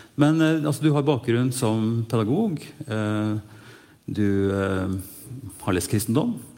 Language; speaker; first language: Norwegian; native; Norwegian